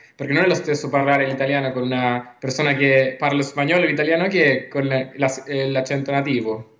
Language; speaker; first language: Italian; non-native, learner; Spanish